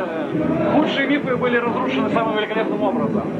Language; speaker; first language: Russian; native; Russian